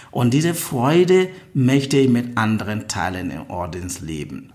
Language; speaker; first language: German; non-native, fluent; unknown